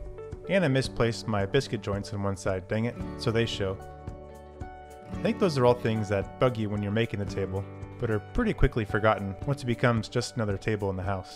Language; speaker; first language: English; native; English